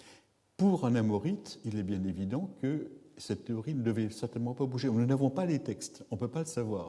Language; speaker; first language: French; native; French